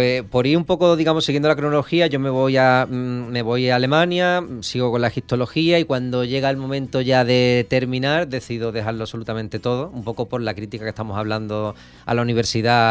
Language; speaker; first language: Spanish; native; Spanish